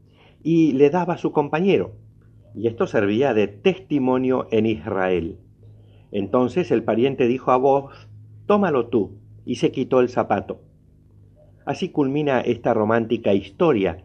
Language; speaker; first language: Spanish; native; Spanish